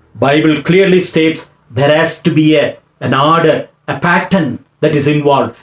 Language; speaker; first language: English; non-native, local second language; Tamil